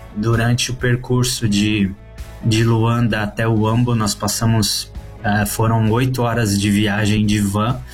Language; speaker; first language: Portuguese; native; Portuguese